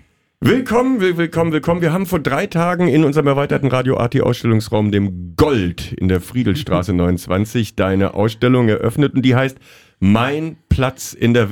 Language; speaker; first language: German; native; German